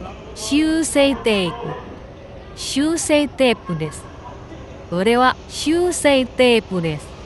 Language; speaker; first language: Japanese; non-native, fluent; Indonesian